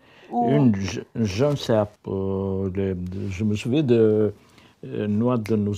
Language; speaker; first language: French; non-native, fluent; Albanian